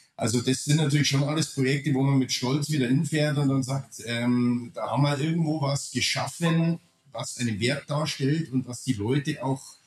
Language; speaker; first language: German; non-native, fluent; Danish